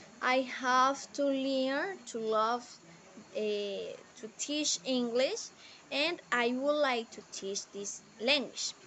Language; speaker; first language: English; non-native, learner; Spanish